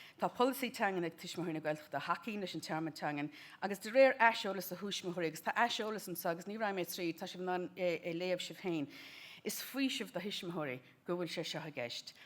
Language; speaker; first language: Irish; native; Irish